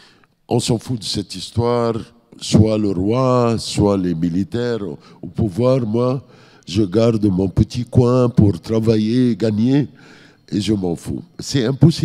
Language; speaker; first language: French; non-native, fluent; Arabic